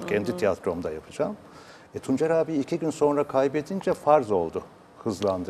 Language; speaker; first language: Turkish; native; Turkish